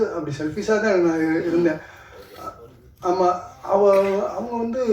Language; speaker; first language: Tamil; native; Tamil